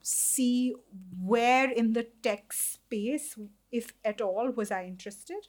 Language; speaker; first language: English; non-native, local second language; Hindi